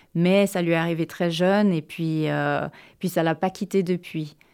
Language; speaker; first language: French; native; French